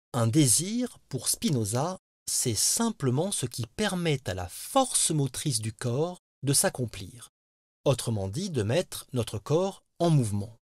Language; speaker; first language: French; native; French